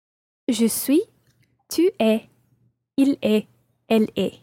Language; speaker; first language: French; non-native, learner; English